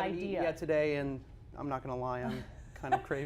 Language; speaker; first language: English; native; English